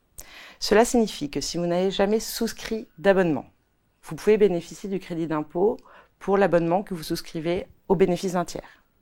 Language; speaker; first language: French; native; French